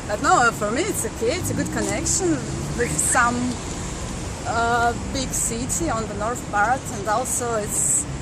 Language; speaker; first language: English; non-native, learner; Russian